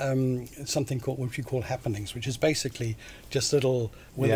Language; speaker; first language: English; native; English